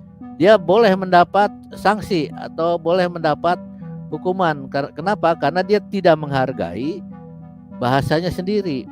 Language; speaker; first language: Indonesian; native; Indonesian